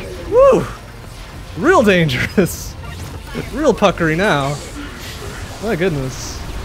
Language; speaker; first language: English; native; English